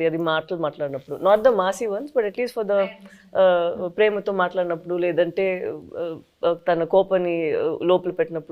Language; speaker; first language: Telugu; non-native, fluent; Tamil